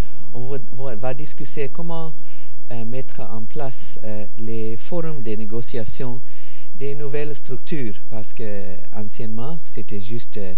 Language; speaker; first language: French; non-native, fluent; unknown